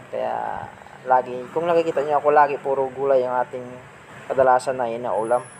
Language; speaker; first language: Filipino; non-native, local second language; Cebuano